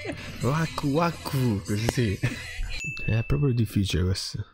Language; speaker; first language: Italian; non-native, learner; Japanese